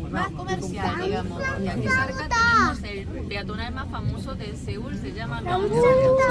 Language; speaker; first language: Spanish; non-native, fluent; Korean